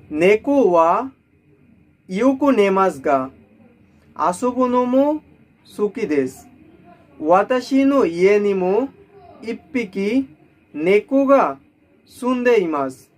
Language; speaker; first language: Japanese; non-native, learner; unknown